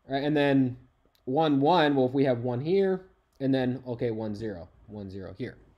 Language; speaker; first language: English; native; English